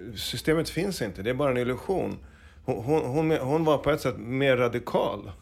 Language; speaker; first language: Swedish; native; Swedish